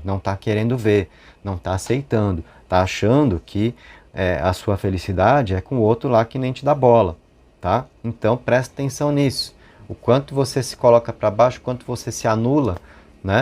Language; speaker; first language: Portuguese; native; Portuguese